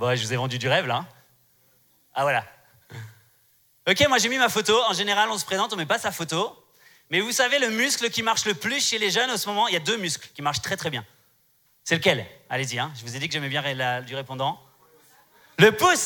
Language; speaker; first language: French; native; French